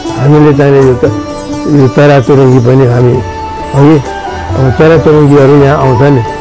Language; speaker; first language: Nepali; non-native, local second language; Newari